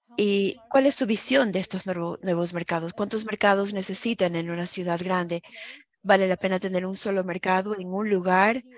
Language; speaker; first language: Spanish; non-native, fluent; German